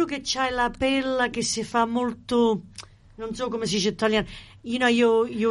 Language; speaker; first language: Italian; early bilingual, heritage; Italian